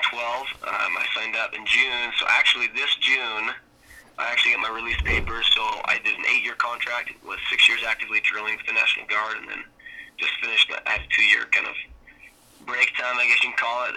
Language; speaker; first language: English; native; English